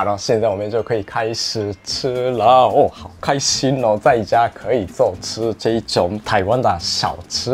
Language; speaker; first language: Chinese; non-native, fluent; Japanese